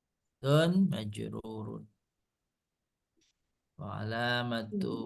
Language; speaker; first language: Arabic; non-native, fluent; Indonesian